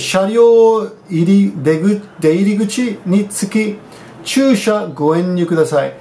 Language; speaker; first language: Japanese; non-native, fluent; English